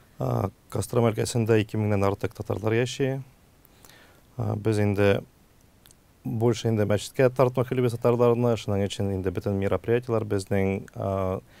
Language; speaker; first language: Tatar; native; Tatar